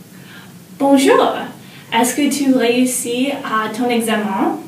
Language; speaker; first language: French; non-native, learner; English